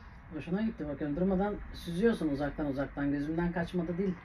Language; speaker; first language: Turkish; native; Turkish